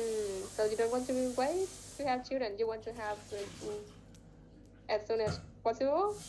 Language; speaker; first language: English; non-native, fluent; Vietnamese